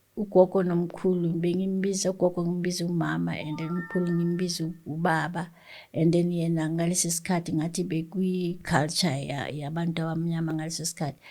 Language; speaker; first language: Zulu; non-native, local second language; Southern Sotho